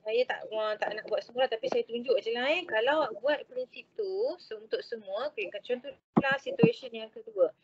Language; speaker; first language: Malay; native; Malay